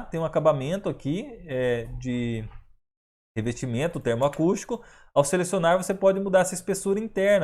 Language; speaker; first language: Portuguese; native; Portuguese